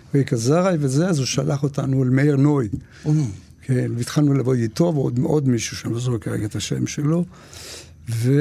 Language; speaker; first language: Hebrew; native; Hebrew